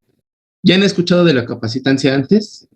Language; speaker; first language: Spanish; native; Spanish